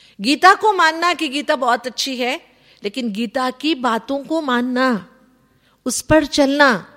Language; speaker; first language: Hindi; non-native, local second language; Kannada